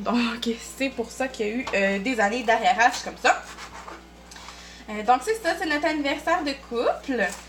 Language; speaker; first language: French; native; French